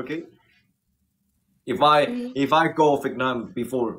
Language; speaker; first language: English; non-native, learner; Chinese